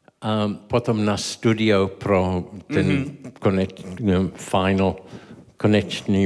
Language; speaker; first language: Czech; non-native, learner; English